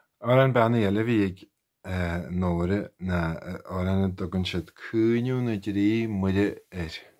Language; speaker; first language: Irish; native; Irish